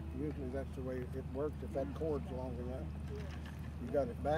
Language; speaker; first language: English; native; English